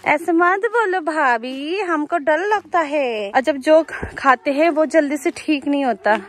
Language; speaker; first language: Hindi; non-native, local second language; Nepali